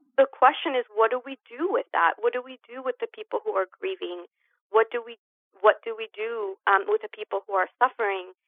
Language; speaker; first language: English; early bilingual, other home language; Spanish